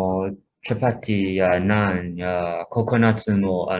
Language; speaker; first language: Japanese; non-native, fluent; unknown